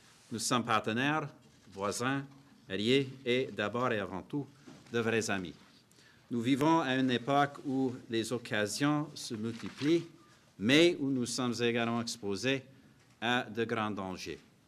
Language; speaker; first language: French; non-native, fluent; English